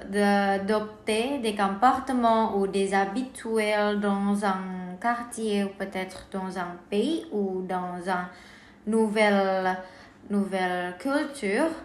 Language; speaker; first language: French; non-native, learner; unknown